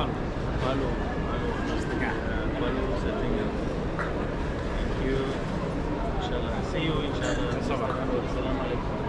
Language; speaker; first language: English; non-native, fluent; Pashto